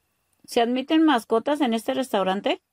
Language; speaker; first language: Spanish; native; Spanish